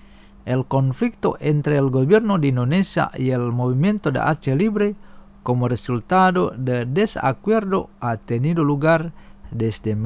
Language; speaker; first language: Spanish; non-native, fluent; Indonesian